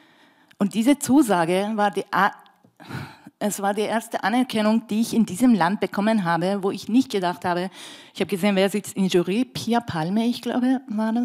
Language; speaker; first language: German; non-native, fluent; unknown